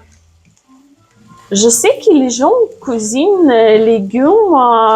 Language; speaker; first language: French; non-native, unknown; Russian